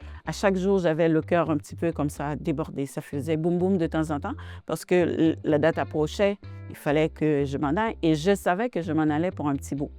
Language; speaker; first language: French; non-native, local second language; Haitian Creole